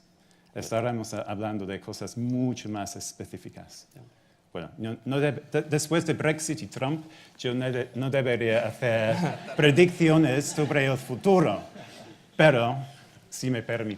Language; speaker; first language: Spanish; non-native, fluent; English